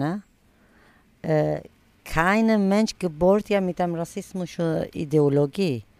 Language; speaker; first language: German; early bilingual, other home language; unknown